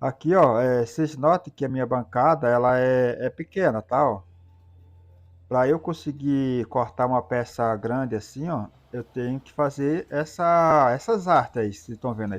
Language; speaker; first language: Portuguese; native; Portuguese